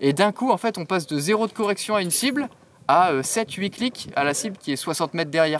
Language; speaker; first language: French; native; French